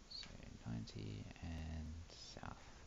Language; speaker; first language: English; native; English